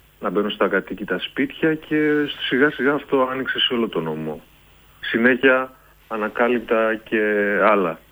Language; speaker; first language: Greek; native; Greek